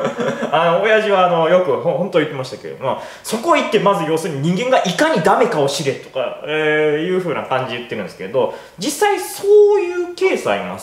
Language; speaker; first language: Japanese; native; Japanese